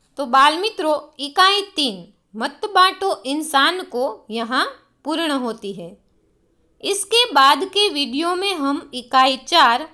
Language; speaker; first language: Hindi; non-native, local second language; Gujarati